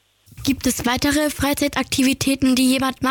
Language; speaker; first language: German; native; German